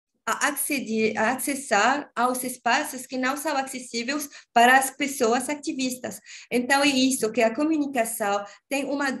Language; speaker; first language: Portuguese; non-native, learner; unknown